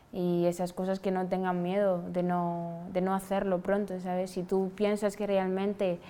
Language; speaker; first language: Spanish; non-native, fluent; Wolof